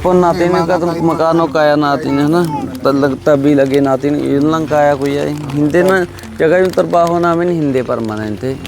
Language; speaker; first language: Filipino; non-native, learner; Punjabi